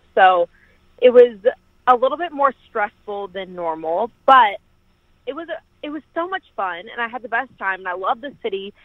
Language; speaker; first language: English; native; English